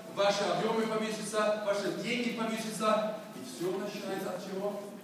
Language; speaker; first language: Russian; non-native, learner; Swedish